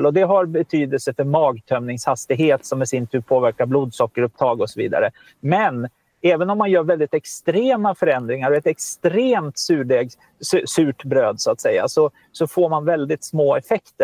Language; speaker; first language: Swedish; native; Swedish